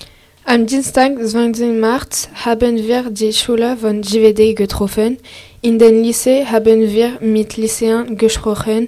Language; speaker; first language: German; non-native, learner; French